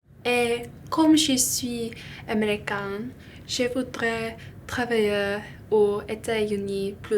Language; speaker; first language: French; non-native, learner; English